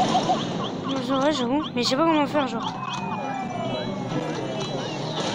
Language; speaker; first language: French; native; French